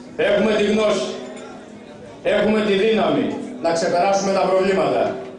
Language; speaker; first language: Greek; native; Greek